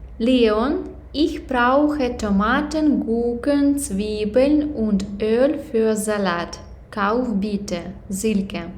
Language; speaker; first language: German; non-native, fluent; Ukrainian